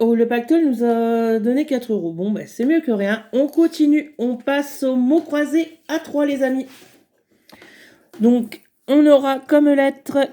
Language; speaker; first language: French; native; French